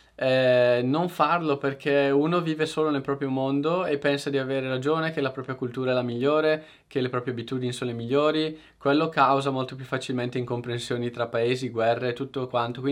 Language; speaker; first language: Italian; native; Italian